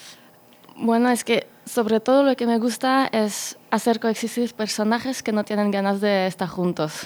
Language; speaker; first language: Spanish; non-native, fluent; French